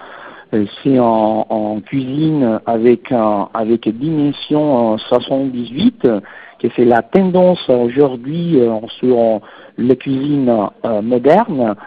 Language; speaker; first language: French; non-native, fluent; Italian